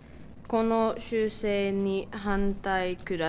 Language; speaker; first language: Japanese; non-native, learner; English